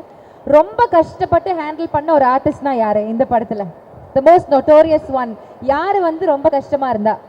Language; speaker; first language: Tamil; native; Tamil